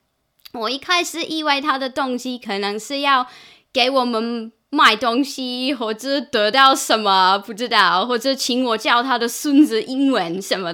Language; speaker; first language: Chinese; non-native, fluent; English